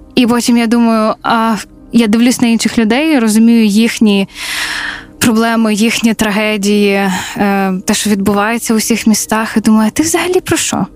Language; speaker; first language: Ukrainian; native; Ukrainian